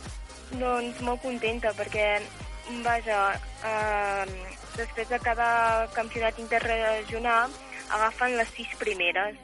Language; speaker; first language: Catalan; early bilingual, heritage; Catalan